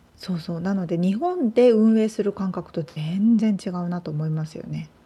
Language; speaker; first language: Japanese; native; Japanese